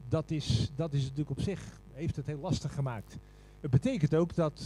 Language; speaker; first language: Dutch; native; Dutch